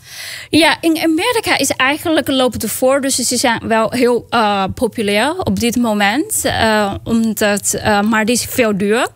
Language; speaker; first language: Dutch; non-native, fluent; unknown